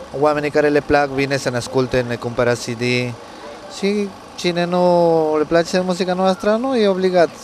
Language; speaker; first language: Romanian; non-native, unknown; Spanish